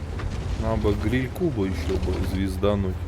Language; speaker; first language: Russian; native; Russian